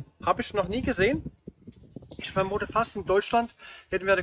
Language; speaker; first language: German; native; German